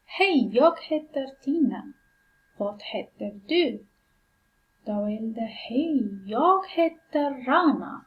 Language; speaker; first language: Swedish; non-native, fluent; Pashto